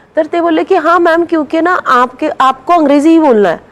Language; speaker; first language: Hindi; non-native, local second language; Marathi